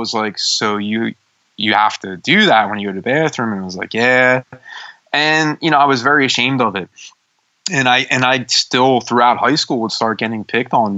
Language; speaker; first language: English; native; English